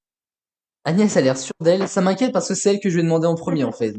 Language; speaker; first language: French; native; French